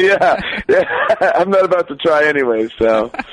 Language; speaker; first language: English; native; English